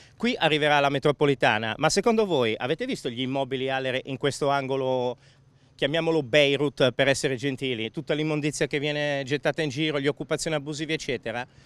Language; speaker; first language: Italian; native; Italian